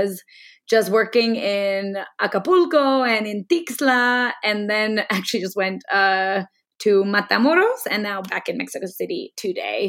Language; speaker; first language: English; native; English